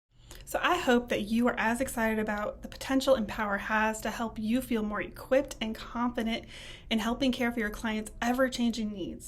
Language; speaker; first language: English; native; English